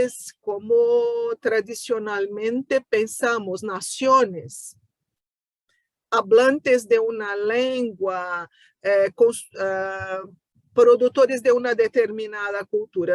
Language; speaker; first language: Spanish; non-native, fluent; Portuguese